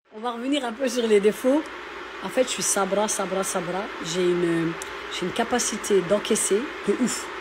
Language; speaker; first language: French; native; French